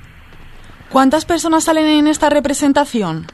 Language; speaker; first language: Spanish; native; Spanish